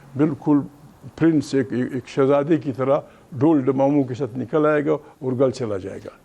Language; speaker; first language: Urdu; non-native, local second language; Pashto